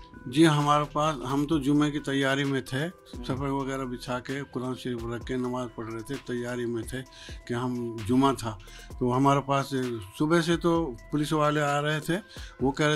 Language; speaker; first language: Hindi; native; Hindi